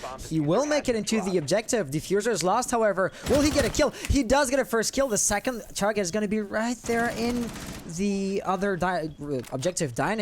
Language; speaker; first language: English; non-native, local second language; French